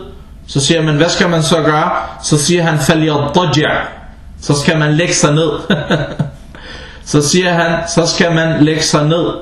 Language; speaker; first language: Danish; non-native, fluent; Arabic